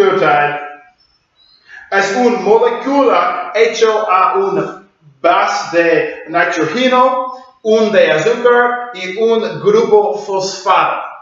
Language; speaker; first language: Spanish; non-native, learner; English